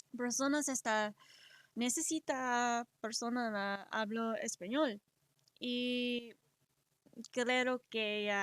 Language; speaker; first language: Spanish; early bilingual, other home language; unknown